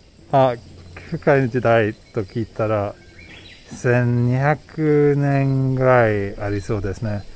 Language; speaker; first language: Japanese; non-native, fluent; Swedish